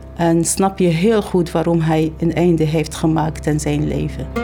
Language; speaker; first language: Dutch; non-native, fluent; Arabic